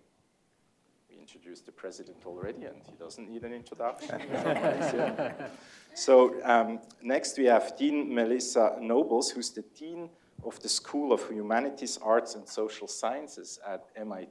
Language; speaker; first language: English; non-native, fluent; German